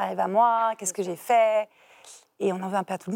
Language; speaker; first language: French; native; French